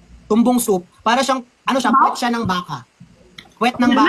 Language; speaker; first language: Filipino; native; Filipino